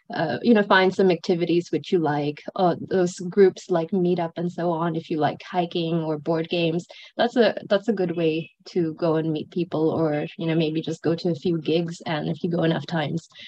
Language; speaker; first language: English; non-native, fluent; Sinhala